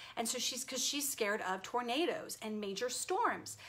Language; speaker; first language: English; native; English